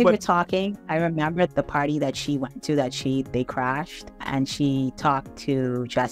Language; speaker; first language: English; native; English